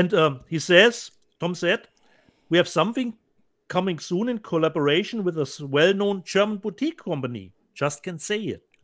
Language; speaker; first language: English; non-native, fluent; German